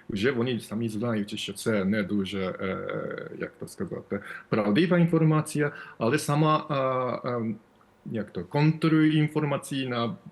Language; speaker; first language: Ukrainian; non-native, fluent; Japanese